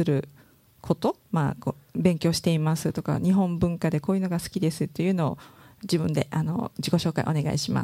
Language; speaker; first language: Japanese; native; Japanese